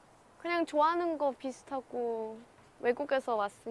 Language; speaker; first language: Korean; non-native, fluent; Thai